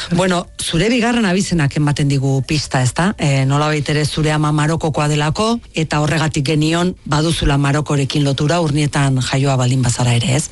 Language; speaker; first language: Basque; native; Basque